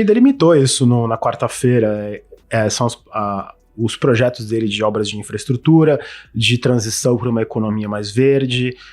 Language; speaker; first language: Portuguese; native; Portuguese